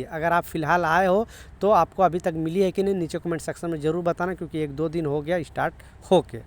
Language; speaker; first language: Hindi; native; Hindi